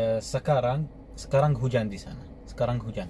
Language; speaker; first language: Indonesian; non-native, learner; Arabic